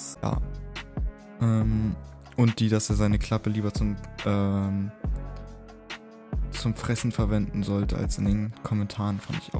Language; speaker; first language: German; native; German